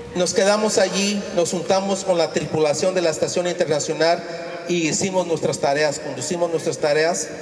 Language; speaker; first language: Spanish; early bilingual, heritage; Spanish